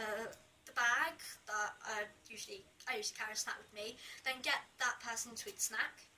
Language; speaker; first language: English; native; English